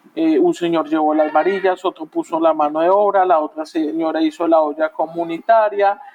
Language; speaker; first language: Spanish; native; Spanish